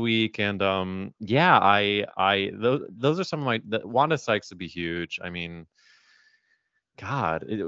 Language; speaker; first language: English; native; English